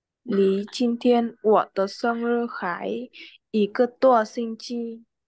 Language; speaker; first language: Chinese; non-native, learner; Vietnamese